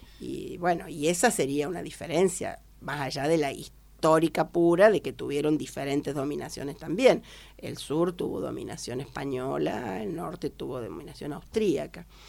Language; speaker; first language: Spanish; native; Spanish